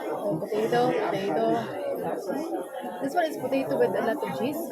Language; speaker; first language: English; non-native, local second language; Filipino